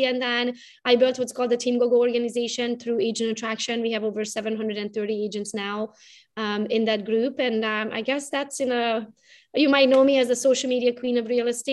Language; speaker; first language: English; non-native, fluent; Romanian